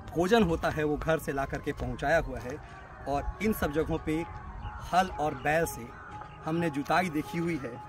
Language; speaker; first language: Hindi; native; Hindi